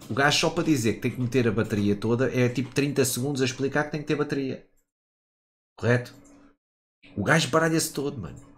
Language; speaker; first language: Portuguese; native; Portuguese